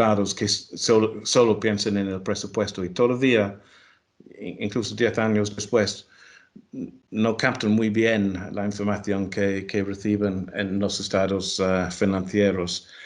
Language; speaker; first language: Spanish; non-native, fluent; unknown